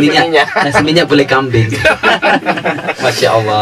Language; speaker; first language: Indonesian; native; Indonesian